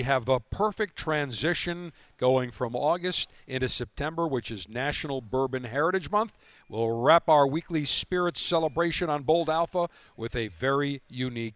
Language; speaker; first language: English; native; English